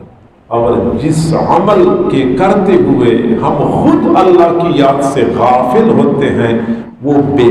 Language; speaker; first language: Urdu; native; Urdu